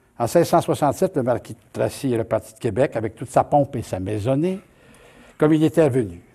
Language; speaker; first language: French; native; French